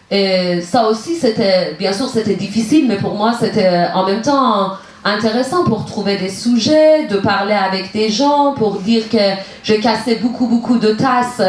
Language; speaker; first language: French; non-native, learner; Persian